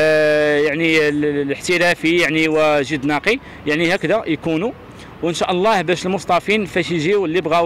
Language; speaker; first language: Arabic; native; Arabic